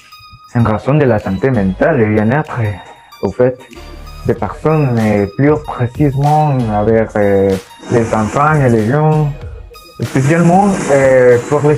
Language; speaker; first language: French; non-native, learner; Spanish